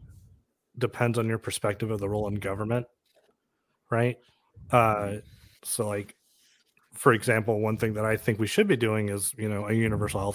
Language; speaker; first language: English; native; English